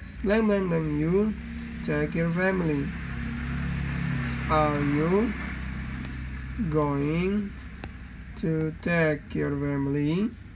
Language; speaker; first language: English; non-native, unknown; Indonesian